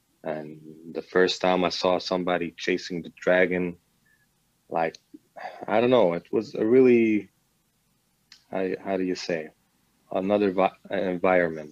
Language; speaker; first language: English; non-native, fluent; Swedish